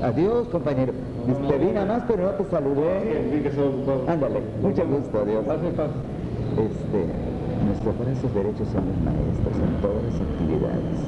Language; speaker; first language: Spanish; native; Spanish